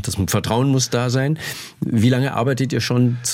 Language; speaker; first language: German; native; German